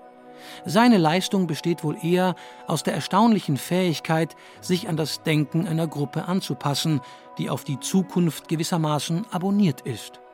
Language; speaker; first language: German; native; German